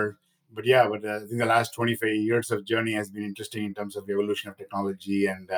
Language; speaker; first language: English; non-native, local second language; Tamil